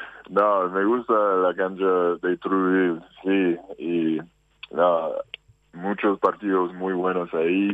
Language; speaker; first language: Spanish; non-native, fluent; English